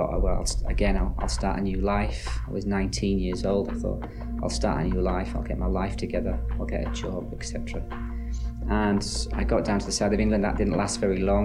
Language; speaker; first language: English; native; English